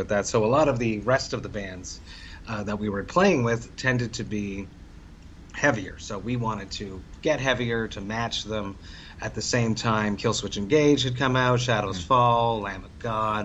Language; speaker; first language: English; native; English